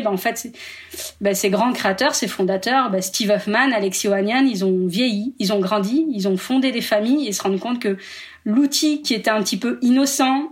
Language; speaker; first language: French; native; French